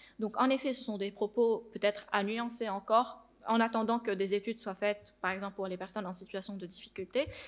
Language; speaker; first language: French; non-native, local second language; Arabic